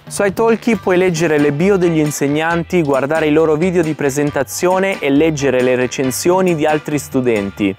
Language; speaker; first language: Italian; native; Italian